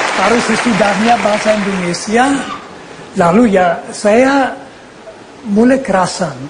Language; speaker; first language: Indonesian; non-native, fluent; German